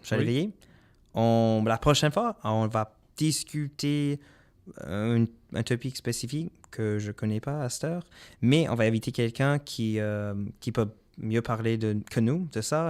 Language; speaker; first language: French; non-native, local second language; English